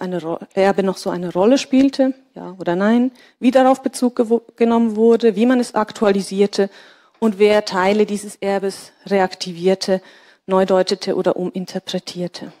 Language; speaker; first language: German; native; German